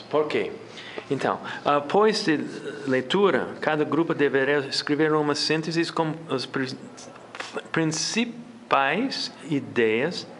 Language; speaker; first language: Portuguese; non-native, fluent; English